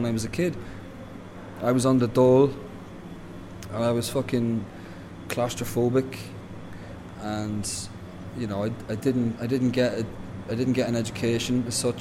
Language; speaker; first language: English; native; English